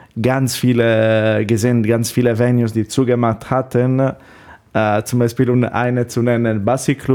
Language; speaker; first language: German; non-native, learner; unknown